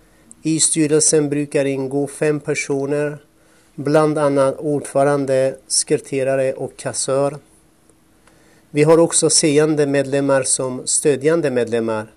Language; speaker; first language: Swedish; non-native, fluent; Kurdish